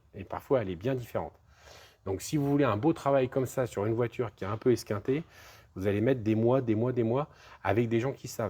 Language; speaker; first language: French; native; French